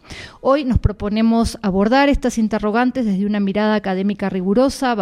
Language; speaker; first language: Spanish; native; Spanish